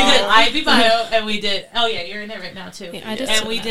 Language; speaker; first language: English; native; English